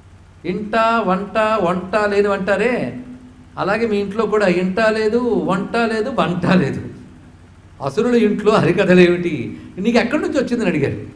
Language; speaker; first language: Telugu; native; Telugu